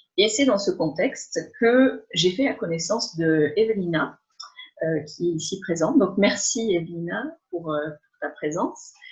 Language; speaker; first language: French; native; French